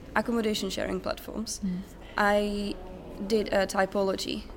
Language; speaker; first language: English; non-native, fluent; Czech